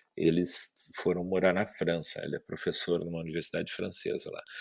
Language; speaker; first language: Portuguese; native; Portuguese